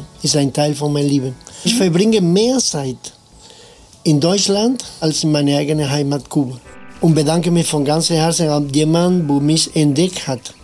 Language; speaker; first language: German; non-native, fluent; Spanish